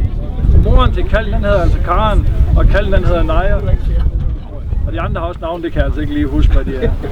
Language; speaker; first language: Danish; native; Danish